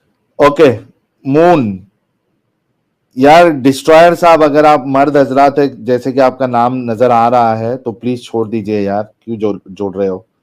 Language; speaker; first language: Hindi; native; Hindi